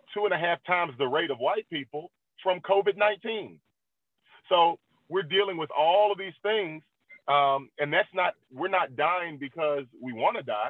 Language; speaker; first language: English; native; English